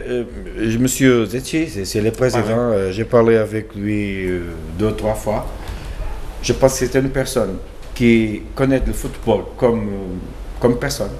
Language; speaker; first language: French; non-native, learner; Portuguese